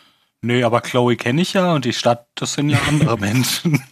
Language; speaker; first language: German; native; German